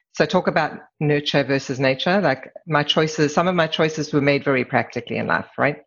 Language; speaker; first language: English; native; English